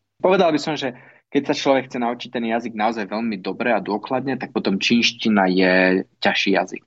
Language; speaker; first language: Slovak; native; Slovak